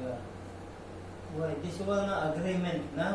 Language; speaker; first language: English; non-native, learner; Filipino